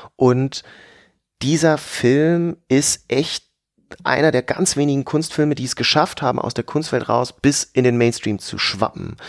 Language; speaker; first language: German; native; German